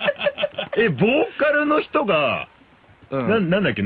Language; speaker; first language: Japanese; native; Japanese